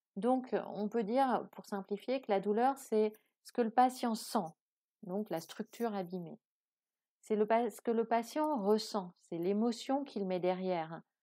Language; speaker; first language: French; native; French